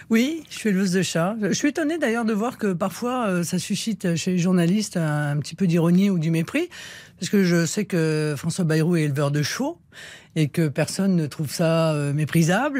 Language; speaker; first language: French; native; French